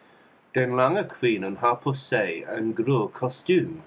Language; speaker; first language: Swedish; non-native, learner; English